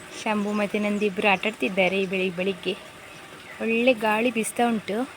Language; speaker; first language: Kannada; non-native, local second language; Konkani